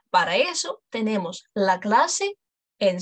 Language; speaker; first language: Spanish; non-native, fluent; English